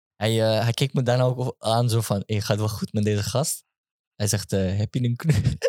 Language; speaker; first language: Dutch; early bilingual, other home language; Turkish